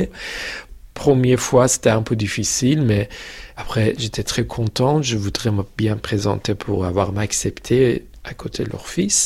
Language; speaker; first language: French; non-native, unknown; Persian